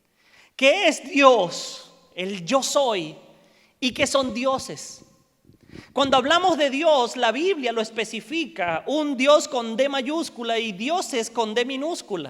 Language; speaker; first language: Spanish; native; Spanish